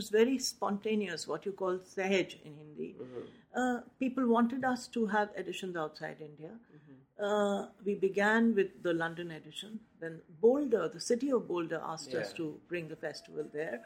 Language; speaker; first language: English; non-native, local second language; Hindi